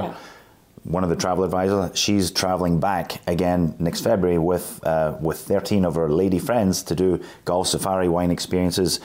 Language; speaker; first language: English; native; English